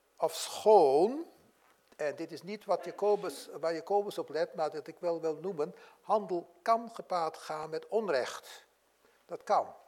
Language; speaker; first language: Dutch; native; Dutch